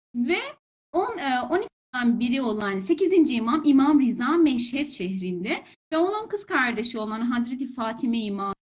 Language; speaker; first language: Turkish; non-native, fluent; Persian